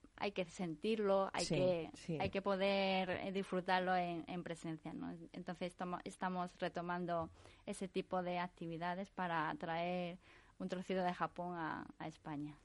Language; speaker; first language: Spanish; non-native, fluent; Japanese